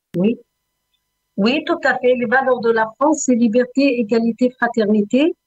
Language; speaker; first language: French; non-native, local second language; Arabic